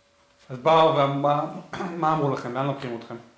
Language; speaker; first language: Hebrew; native; Hebrew